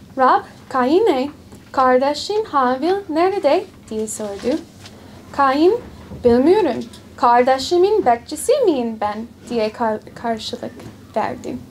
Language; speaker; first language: Turkish; non-native, learner; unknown